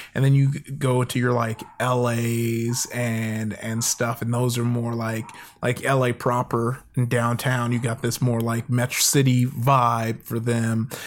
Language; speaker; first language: English; native; English